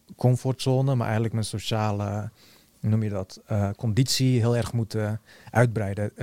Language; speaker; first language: Dutch; early bilingual, other home language; Bosnian